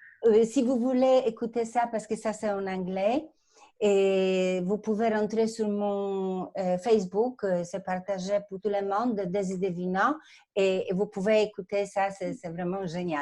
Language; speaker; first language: French; non-native, fluent; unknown